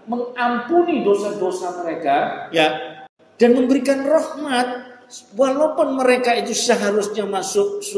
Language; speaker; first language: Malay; non-native, local second language; Javanese